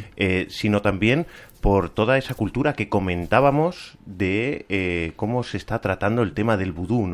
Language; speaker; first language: Spanish; native; Spanish